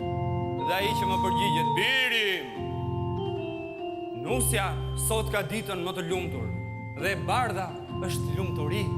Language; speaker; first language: Albanian; native; Albanian